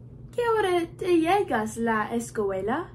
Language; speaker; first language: Spanish; non-native, learner; English